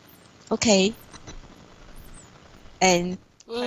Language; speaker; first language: English; non-native, learner; Chinese